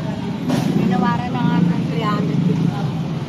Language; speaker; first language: Filipino; native; Filipino